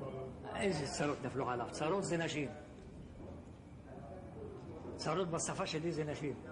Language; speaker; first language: Hebrew; non-native, fluent; Arabic